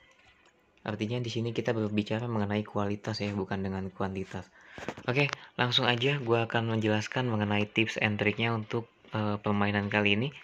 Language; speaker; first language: Indonesian; native; Indonesian